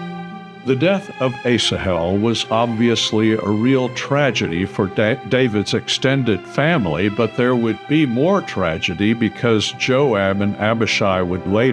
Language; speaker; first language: English; native; English